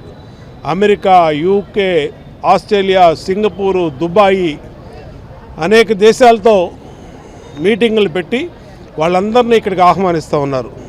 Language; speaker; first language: Telugu; native; Telugu